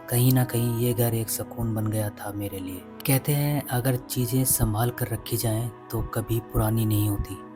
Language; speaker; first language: Hindi; native; Hindi